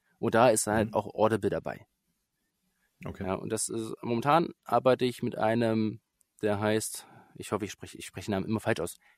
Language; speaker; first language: German; native; German